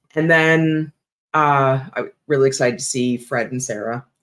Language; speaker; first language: English; native; English